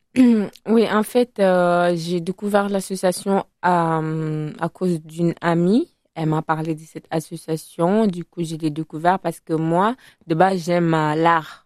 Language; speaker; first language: French; non-native, fluent; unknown